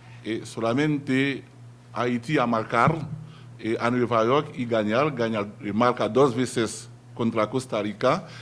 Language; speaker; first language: Spanish; non-native, learner; Haitian Creole